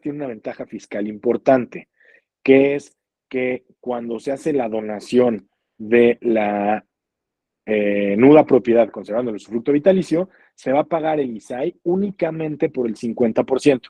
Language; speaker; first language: Spanish; native; Spanish